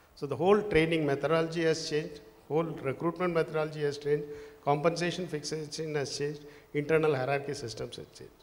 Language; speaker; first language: English; non-native, local second language; Tamil